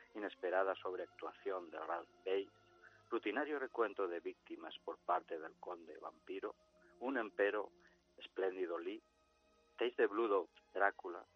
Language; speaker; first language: Spanish; non-native, local second language; Catalan